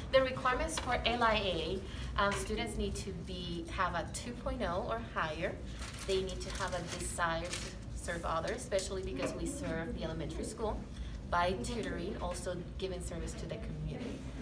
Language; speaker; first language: English; non-native, local second language; Spanish